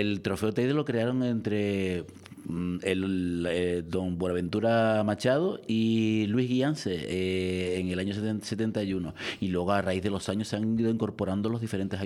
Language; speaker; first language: Spanish; native; Spanish